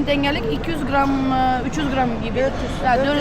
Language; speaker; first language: Turkish; non-native, learner; Kazakh